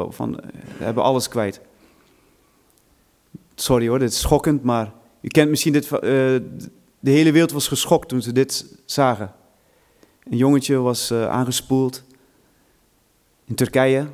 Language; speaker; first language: Dutch; non-native, fluent; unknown